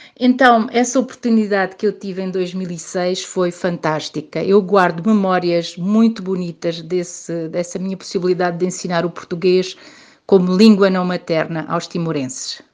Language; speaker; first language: Portuguese; native; Portuguese